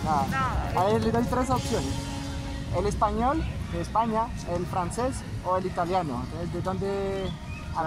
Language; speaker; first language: Spanish; non-native, fluent; French